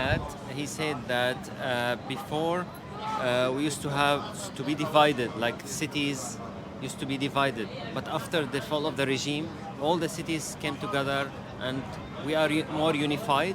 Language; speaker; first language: English; non-native, fluent; Arabic